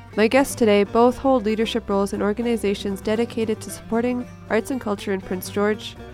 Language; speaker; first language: English; native; English